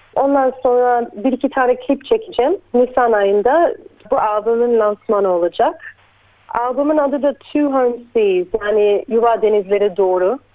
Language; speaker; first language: Turkish; early bilingual, heritage; Turkish